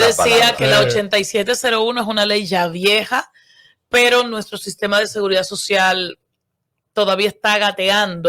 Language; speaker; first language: Spanish; native; Spanish